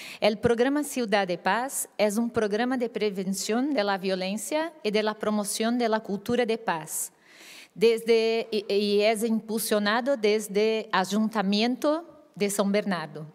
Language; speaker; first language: Portuguese; non-native, fluent; Spanish